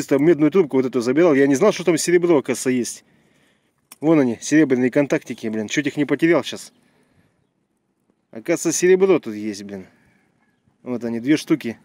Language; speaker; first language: Russian; native; Russian